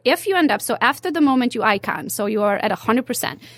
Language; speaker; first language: English; non-native, fluent; Hungarian